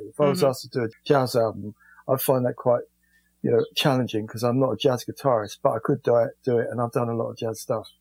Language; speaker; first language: English; native; English